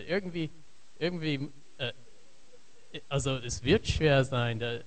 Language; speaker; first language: German; non-native, learner; English